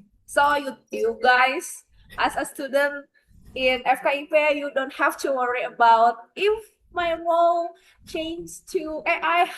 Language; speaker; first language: English; non-native, fluent; Indonesian